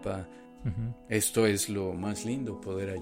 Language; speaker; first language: Spanish; native; Spanish